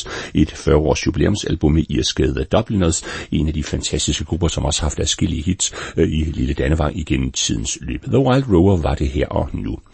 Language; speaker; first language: Danish; native; Danish